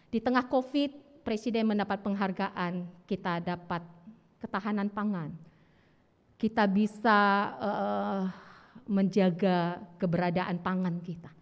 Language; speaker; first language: Indonesian; native; Indonesian